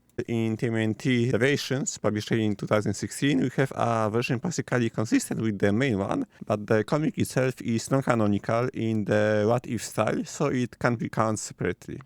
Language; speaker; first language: English; non-native, fluent; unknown